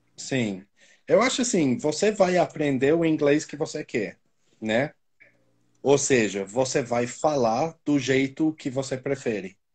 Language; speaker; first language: Portuguese; non-native, fluent; English